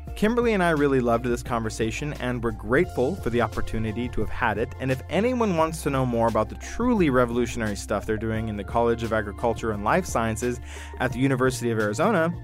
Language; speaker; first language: English; native; English